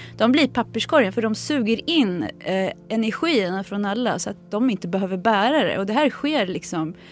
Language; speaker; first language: Swedish; early bilingual, other home language; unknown